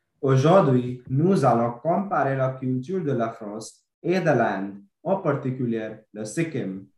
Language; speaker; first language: French; non-native, learner; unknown